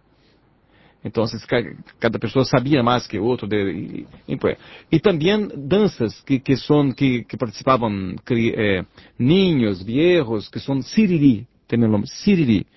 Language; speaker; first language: Spanish; non-native, learner; Portuguese